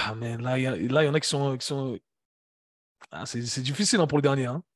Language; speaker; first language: French; native; French